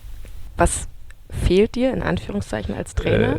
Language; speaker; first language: German; native; German